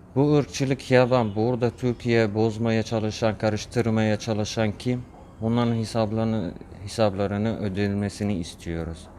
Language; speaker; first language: Turkish; non-native, fluent; Arabic